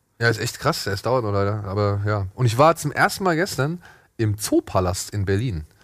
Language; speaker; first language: German; native; German